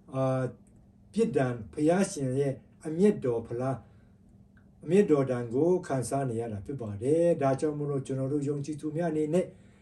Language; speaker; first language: Burmese; non-native, local second language; Tedim Chin